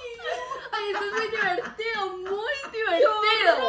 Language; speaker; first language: Spanish; native; Spanish